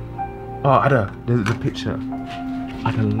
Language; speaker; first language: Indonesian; non-native, learner; English